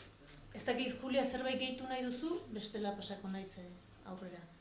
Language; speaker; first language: Basque; native; Basque